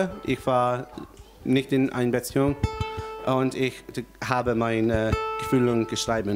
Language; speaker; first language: German; non-native, learner; English